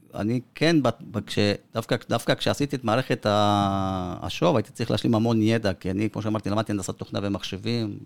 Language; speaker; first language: Hebrew; early bilingual, other home language; Spanish